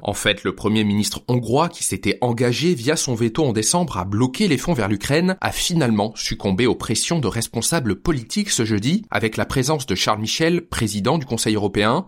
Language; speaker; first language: French; native; French